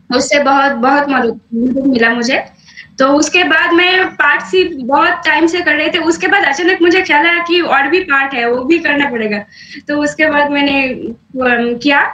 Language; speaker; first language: Hindi; non-native, local second language; Bangla